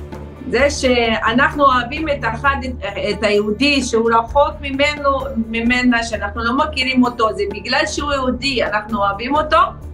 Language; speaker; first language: Hebrew; non-native, fluent; Arabic